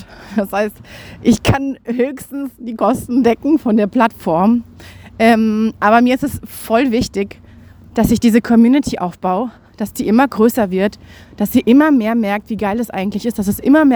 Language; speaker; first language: German; native; German